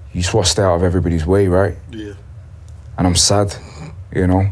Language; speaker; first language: English; native; English